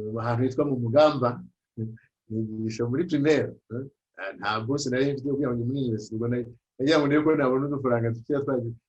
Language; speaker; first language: Kinyarwanda; early bilingual, heritage; Kinyarwanda